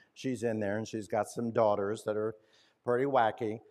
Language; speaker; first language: English; native; English